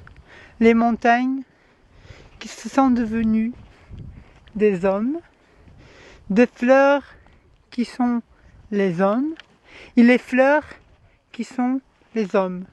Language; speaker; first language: French; non-native, fluent; Portuguese